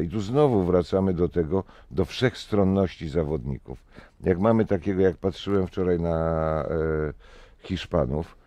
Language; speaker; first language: Polish; native; Polish